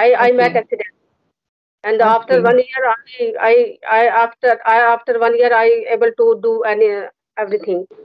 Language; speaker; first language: English; non-native, learner; Hindi